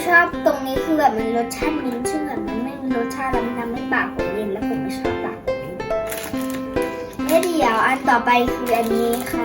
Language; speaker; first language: Thai; native; Thai